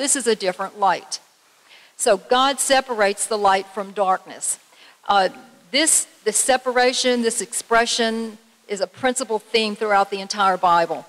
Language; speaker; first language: English; native; English